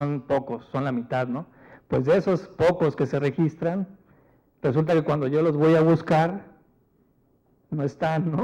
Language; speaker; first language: Spanish; native; Spanish